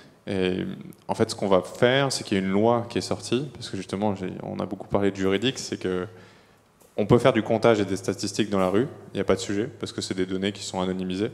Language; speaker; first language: French; native; French